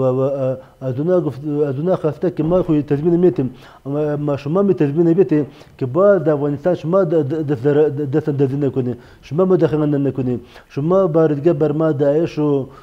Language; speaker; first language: Persian; non-native, local second language; Pashto